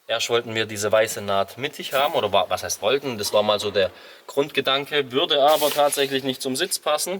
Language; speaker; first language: German; native; German